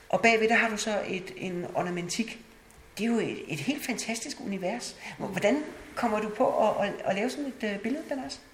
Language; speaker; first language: Danish; native; Danish